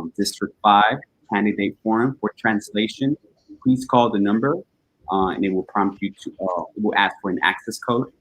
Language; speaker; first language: English; early bilingual, other home language; Spanish